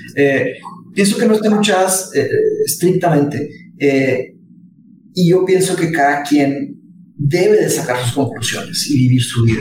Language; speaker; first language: Spanish; early bilingual, other home language; Portuguese